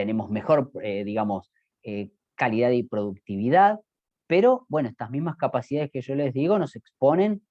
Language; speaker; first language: Spanish; native; Spanish